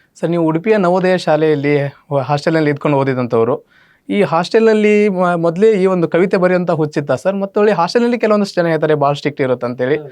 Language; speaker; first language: Kannada; native; Kannada